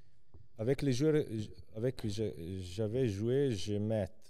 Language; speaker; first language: French; non-native, local second language; Serbian